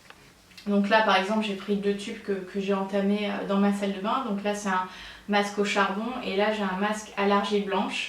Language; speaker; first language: French; native; French